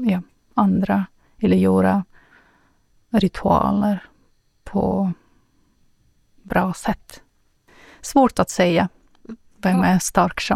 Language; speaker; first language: Swedish; non-native, learner; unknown